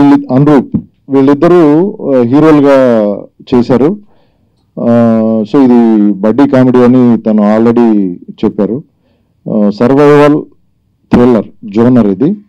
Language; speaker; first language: Telugu; native; Telugu